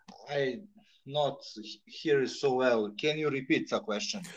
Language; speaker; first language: English; non-native, learner; Serbian